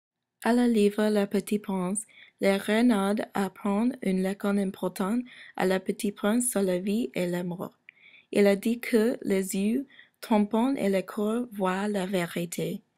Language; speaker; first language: French; non-native, learner; English